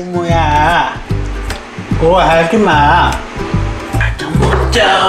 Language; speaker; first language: Korean; non-native, learner; Spanish